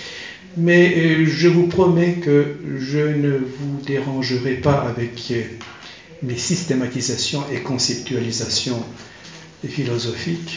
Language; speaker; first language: French; non-native, fluent; Turkish